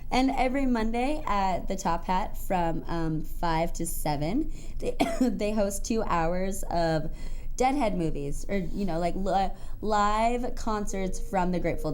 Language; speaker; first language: English; native; English